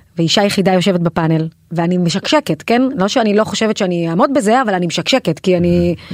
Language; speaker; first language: Hebrew; native; Hebrew